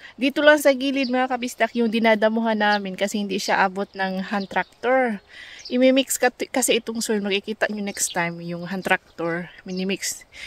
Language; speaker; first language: Filipino; non-native, local second language; Cebuano